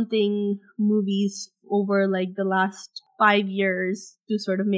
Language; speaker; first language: English; non-native, local second language; Bangla